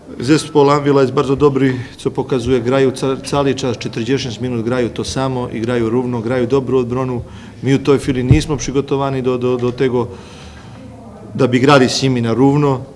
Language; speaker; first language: Polish; non-native, learner; Serbian